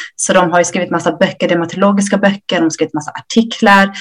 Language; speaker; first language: Swedish; early bilingual, other home language; Amharic